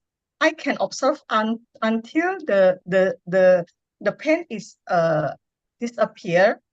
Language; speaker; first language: English; non-native, learner; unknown